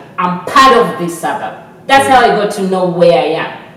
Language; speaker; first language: English; non-native, local second language; Swahili